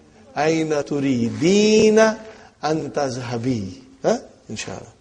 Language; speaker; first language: Arabic; non-native, fluent; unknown